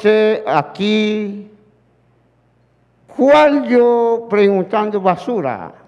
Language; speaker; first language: Spanish; non-native, learner; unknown